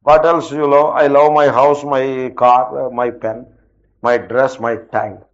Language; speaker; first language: English; non-native, local second language; Telugu